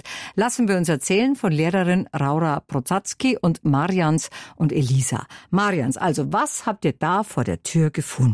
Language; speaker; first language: German; native; German